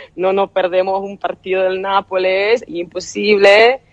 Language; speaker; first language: Spanish; non-native, fluent; Italian